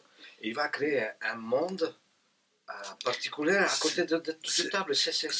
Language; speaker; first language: French; non-native, fluent; Italian